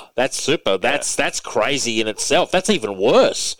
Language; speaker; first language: English; native; English